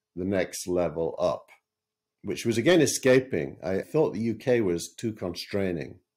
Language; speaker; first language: English; native; English